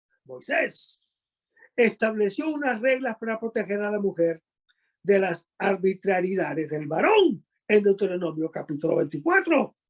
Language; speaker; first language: Spanish; native; Spanish